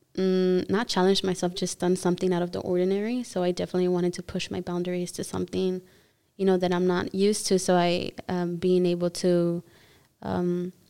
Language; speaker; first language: English; early bilingual, other home language; Spanish